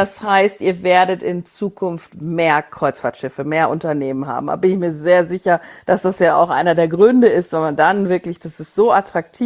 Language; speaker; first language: German; native; German